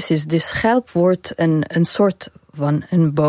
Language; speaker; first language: Dutch; non-native, fluent; Arabic